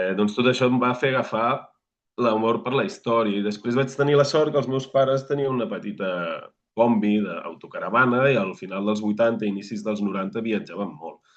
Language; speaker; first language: Catalan; native; Catalan